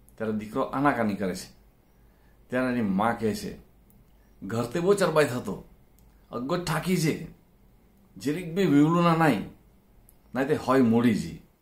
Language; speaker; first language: Gujarati; non-native, local second language; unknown